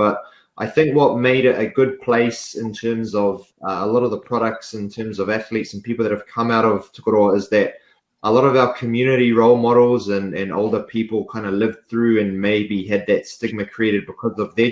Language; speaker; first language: English; native; English